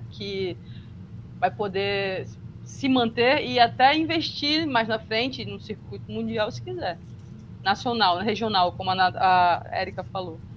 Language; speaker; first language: Portuguese; native; Portuguese